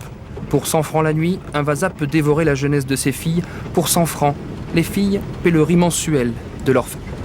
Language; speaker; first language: French; native; French